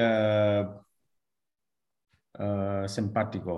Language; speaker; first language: Spanish; non-native, learner; English